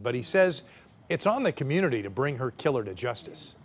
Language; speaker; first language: English; native; English